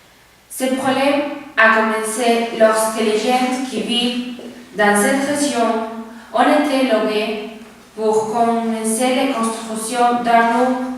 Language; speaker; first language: French; non-native, learner; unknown